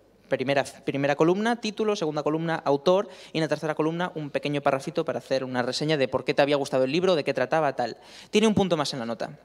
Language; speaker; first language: Spanish; native; Spanish